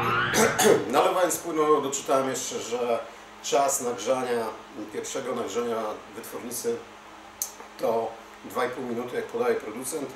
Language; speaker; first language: Polish; native; Polish